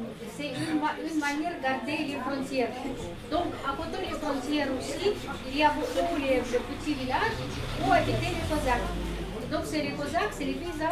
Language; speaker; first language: French; non-native, learner; Russian